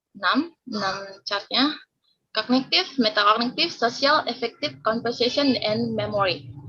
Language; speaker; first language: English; non-native, learner; Indonesian